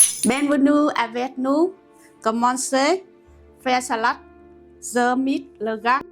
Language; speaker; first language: French; non-native, learner; Vietnamese